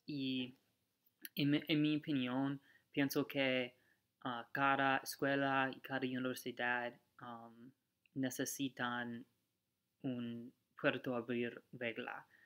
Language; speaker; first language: Spanish; non-native, learner; English